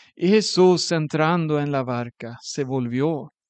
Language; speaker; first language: Spanish; non-native, fluent; Swedish